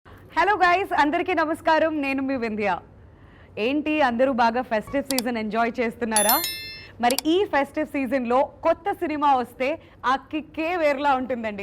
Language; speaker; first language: Telugu; native; Telugu